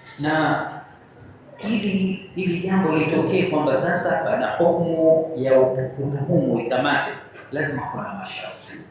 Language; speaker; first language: Swahili; native; Swahili